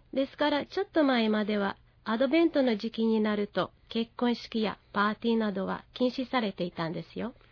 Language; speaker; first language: Japanese; non-native, fluent; Hungarian